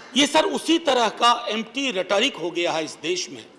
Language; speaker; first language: Hindi; native; Hindi